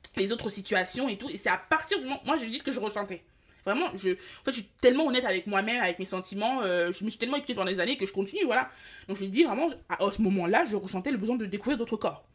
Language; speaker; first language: French; early bilingual, other home language; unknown